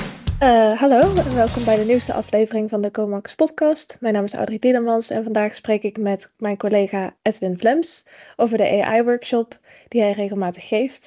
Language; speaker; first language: Dutch; native; Dutch